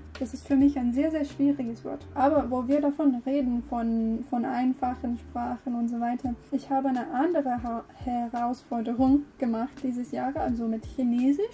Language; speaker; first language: German; non-native, learner; English